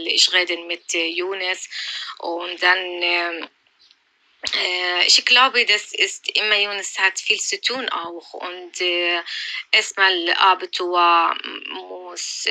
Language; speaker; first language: German; non-native, learner; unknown